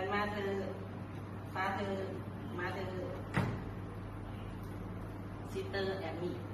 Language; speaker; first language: English; non-native, learner; Thai